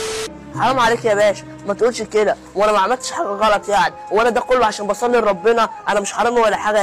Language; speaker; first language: Arabic; native; Arabic